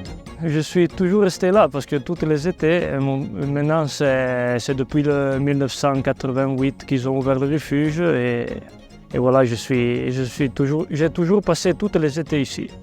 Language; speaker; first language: French; non-native, local second language; Italian